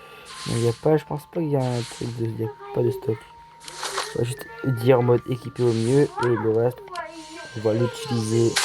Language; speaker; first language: French; native; French